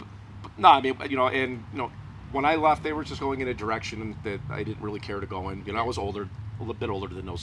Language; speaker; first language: English; native; English